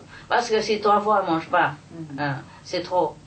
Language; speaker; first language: French; non-native, fluent; Vietnamese